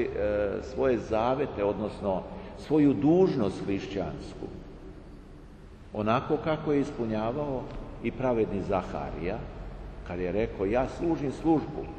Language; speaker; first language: Serbian; native; Serbian